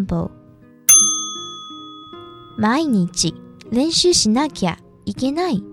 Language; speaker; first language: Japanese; non-native, fluent; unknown